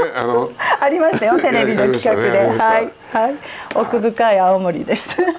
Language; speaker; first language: Japanese; native; Japanese